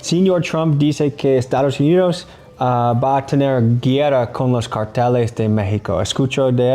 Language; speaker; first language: Spanish; non-native, learner; English